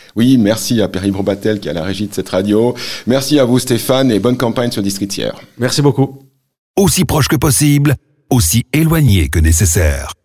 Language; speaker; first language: French; native; French